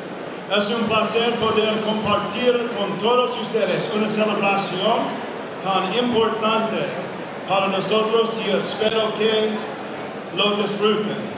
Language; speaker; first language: Spanish; non-native, fluent; English